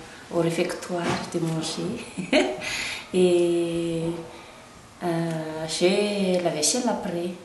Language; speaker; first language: French; non-native, local second language; Malagasy